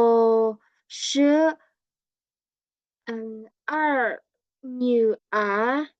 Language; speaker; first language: Chinese; non-native, learner; Burmese